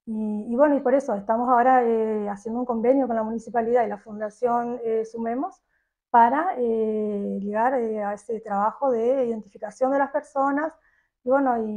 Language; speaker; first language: Spanish; native; Spanish